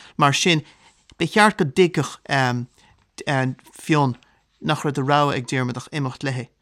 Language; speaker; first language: Irish; native; Irish